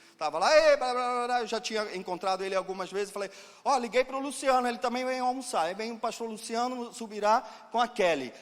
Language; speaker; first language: Portuguese; non-native, fluent; German